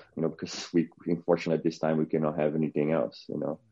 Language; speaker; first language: English; non-native, fluent; Portuguese